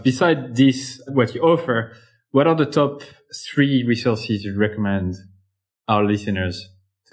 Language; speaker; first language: English; non-native, fluent; French